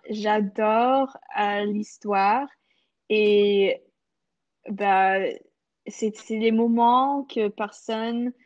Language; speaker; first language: French; non-native, local second language; English